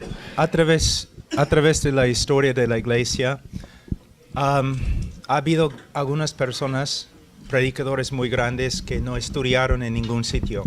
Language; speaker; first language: Spanish; non-native, fluent; English